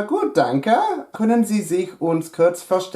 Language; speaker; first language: German; non-native, fluent; English